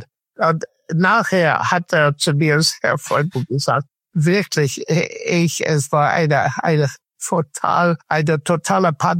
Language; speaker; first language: German; non-native, fluent; English